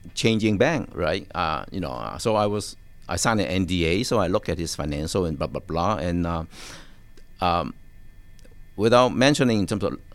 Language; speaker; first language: English; non-native, local second language; Cantonese